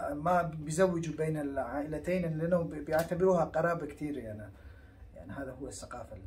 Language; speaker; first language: Arabic; early bilingual, heritage; Arabic